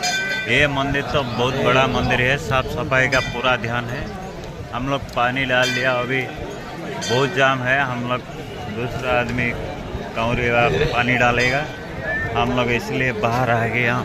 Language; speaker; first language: Hindi; non-native, local second language; Odia